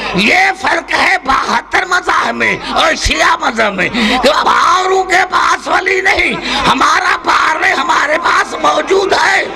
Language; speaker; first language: Urdu; non-native, local second language; Sindhi